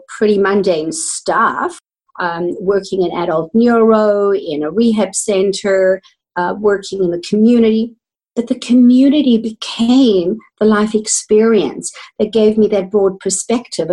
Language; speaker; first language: English; native; English